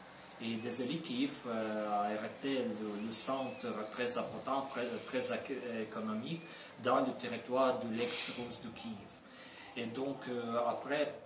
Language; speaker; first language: French; non-native, learner; Ukrainian